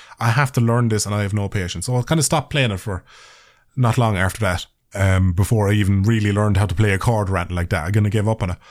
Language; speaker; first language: English; native; English